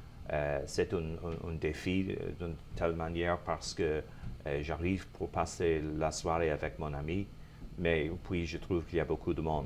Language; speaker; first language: French; non-native, fluent; English